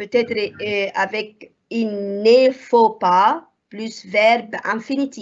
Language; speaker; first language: French; non-native, fluent; Arabic